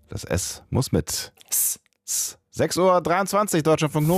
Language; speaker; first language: German; native; German